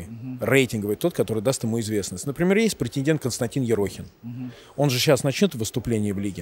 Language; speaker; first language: Russian; native; Russian